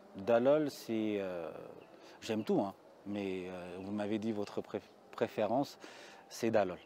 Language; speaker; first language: French; early bilingual, other home language; Amharic